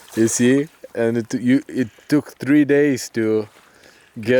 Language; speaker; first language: English; non-native, learner; Lithuanian